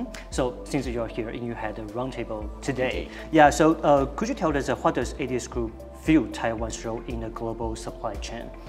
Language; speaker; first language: English; non-native, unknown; Chinese